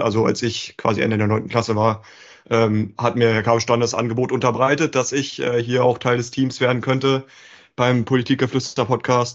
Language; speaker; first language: German; native; German